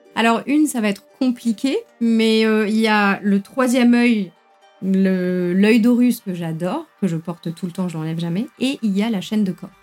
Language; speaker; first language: French; non-native, local second language; Arabic